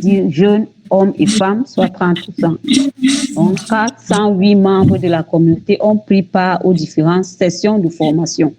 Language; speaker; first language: French; native; French